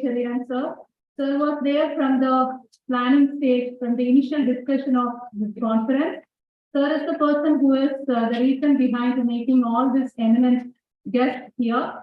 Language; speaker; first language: English; non-native, local second language; Malayalam